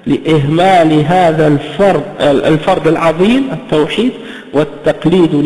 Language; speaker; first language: Arabic; non-native, fluent; French